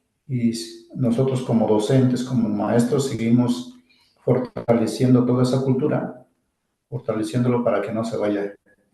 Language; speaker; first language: Spanish; non-native, local second language; Zapotec